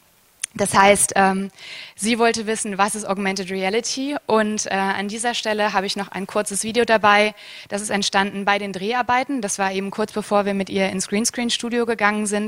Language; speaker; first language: German; native; German